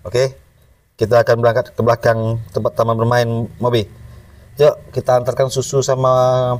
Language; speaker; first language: Indonesian; native; Indonesian